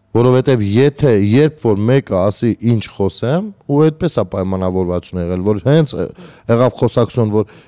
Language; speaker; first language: Armenian; native; Armenian